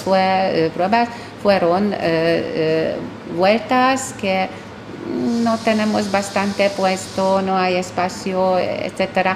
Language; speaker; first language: Spanish; non-native, fluent; Hungarian